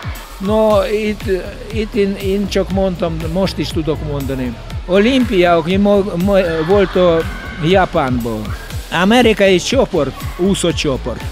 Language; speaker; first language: Hungarian; non-native, learner; Russian